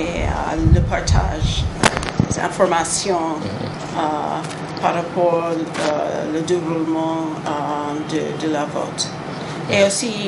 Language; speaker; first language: French; non-native, learner; English